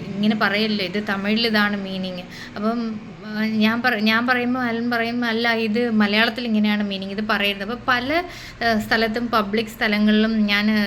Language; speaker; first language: Malayalam; early bilingual, heritage; Malayalam